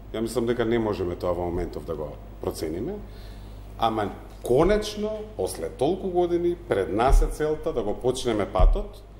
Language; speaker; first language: Macedonian; native; Macedonian